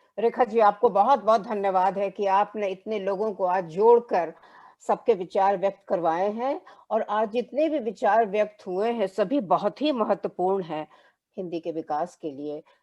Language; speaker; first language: Hindi; native; Hindi